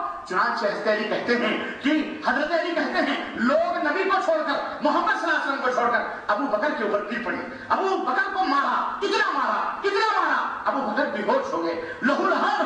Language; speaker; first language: Urdu; native; Urdu